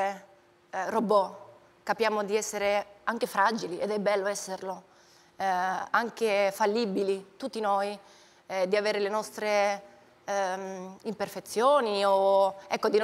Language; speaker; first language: Italian; non-native, fluent; Spanish